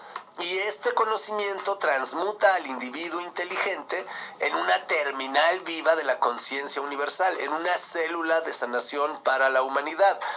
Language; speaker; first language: Spanish; native; Spanish